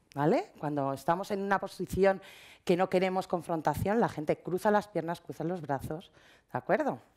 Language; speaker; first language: Spanish; native; Spanish